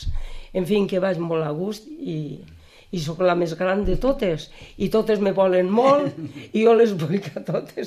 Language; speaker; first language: Catalan; non-native, local second language; Spanish